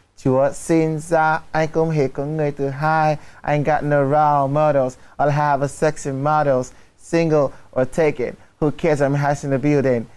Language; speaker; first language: Vietnamese; non-native, fluent; Yoruba